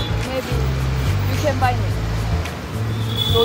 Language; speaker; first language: English; non-native, learner; Korean